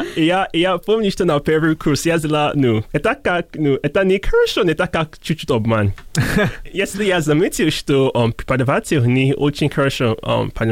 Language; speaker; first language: Russian; non-native, learner; English